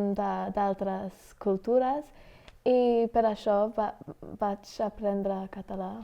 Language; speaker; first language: Catalan; non-native, fluent; English